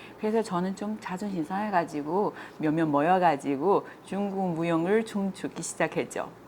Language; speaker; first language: Korean; non-native, fluent; Chinese